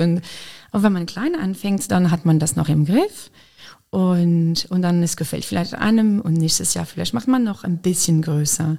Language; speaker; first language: German; non-native, fluent; French